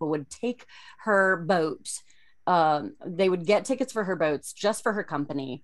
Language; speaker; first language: English; native; English